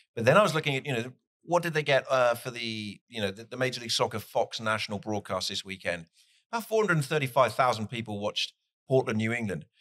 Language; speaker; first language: English; native; English